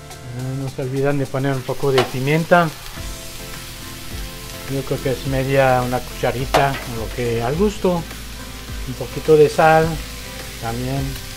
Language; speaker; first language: Spanish; non-native, fluent; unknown